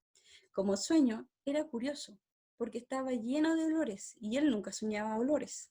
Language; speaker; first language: Spanish; native; Spanish